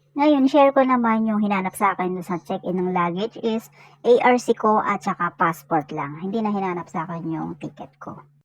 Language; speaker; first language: Filipino; native; Filipino